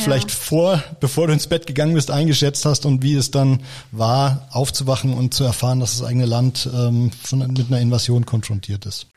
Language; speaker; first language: German; native; German